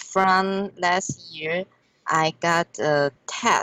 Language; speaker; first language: English; non-native, learner; Chinese